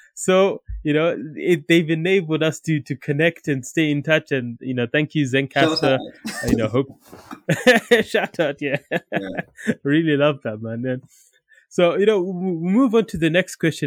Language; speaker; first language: English; non-native, local second language; Shona